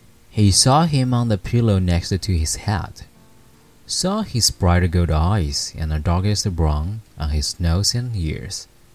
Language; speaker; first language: English; non-native, fluent; Chinese